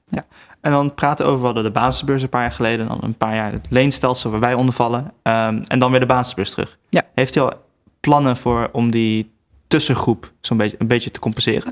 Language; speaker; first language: Dutch; native; Dutch